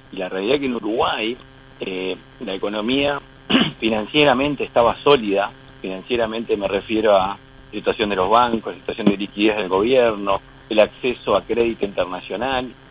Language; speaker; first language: Spanish; native; Spanish